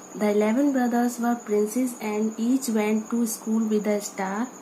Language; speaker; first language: English; non-native, local second language; Hindi